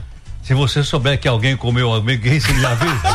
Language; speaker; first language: Portuguese; native; Portuguese